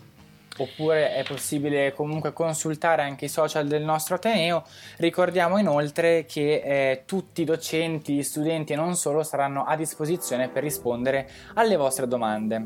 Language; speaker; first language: Italian; native; Italian